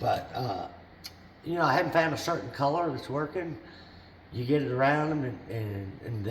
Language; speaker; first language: English; native; English